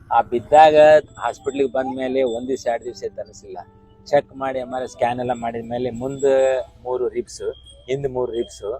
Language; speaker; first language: Kannada; native; Kannada